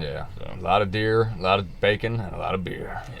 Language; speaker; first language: English; native; English